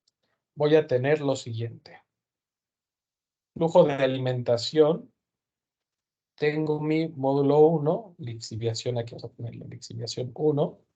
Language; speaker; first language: Spanish; native; Spanish